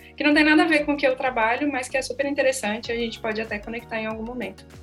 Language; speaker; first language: Portuguese; native; Portuguese